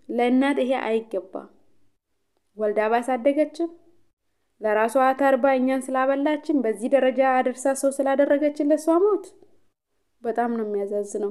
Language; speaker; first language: Amharic; non-native, local second language; Oromo